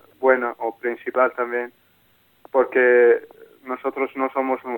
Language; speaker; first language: Spanish; non-native, learner; Arabic